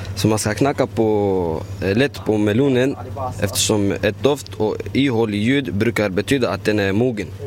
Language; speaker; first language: Swedish; non-native, fluent; Arabic